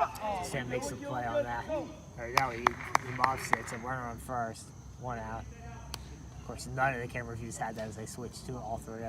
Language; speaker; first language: English; native; English